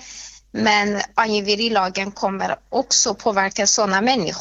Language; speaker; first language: Swedish; non-native, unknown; Persian